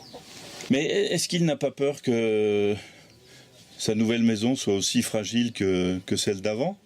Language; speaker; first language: French; native; French